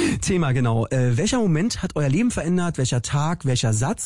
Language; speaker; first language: German; native; German